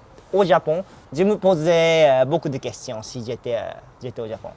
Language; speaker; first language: French; non-native, fluent; Japanese